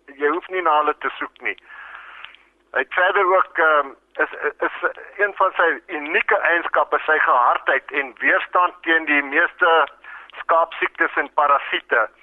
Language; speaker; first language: Afrikaans; native; Afrikaans